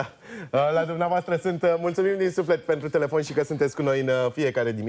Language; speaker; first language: Romanian; native; Romanian